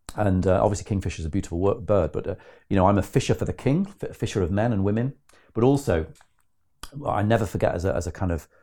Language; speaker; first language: English; native; English